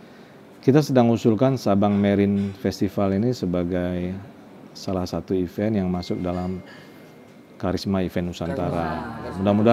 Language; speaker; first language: Indonesian; native; Indonesian